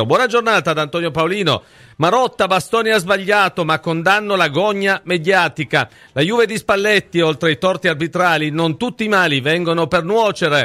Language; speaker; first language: Italian; native; Italian